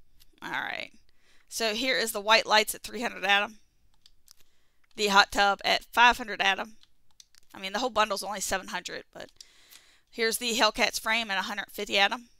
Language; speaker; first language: English; native; English